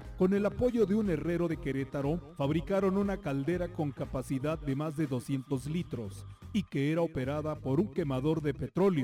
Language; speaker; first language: Spanish; native; Spanish